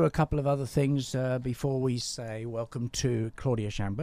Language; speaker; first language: English; native; English